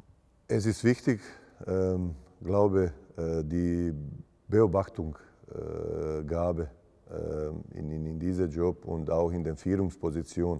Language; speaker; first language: German; non-native, fluent; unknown